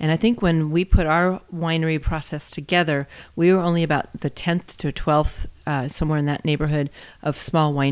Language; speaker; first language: English; native; English